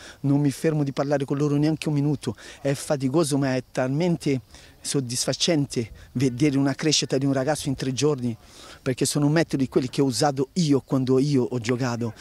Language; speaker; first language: Italian; non-native, fluent; Portuguese